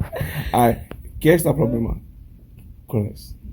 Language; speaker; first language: Spanish; non-native, learner; English